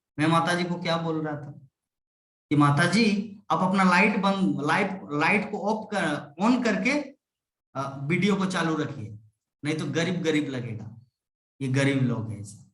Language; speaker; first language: Hindi; non-native, local second language; Bangla